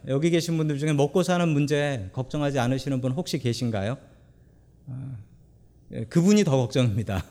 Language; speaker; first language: Korean; native; Korean